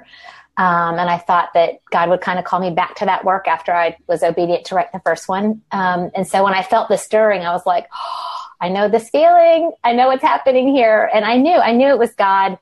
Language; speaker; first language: English; native; English